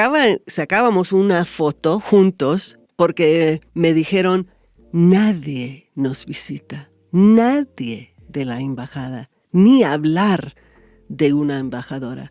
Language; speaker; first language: Spanish; non-native, fluent; English